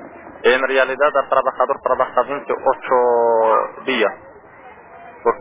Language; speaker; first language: Spanish; non-native, learner; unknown